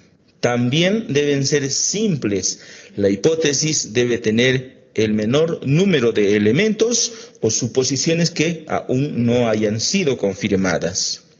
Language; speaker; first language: Spanish; native; Spanish